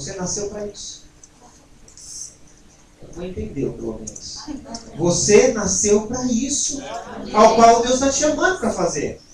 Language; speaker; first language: Portuguese; native; Portuguese